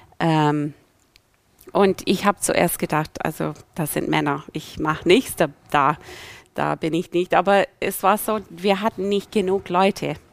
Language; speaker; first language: German; non-native, fluent; English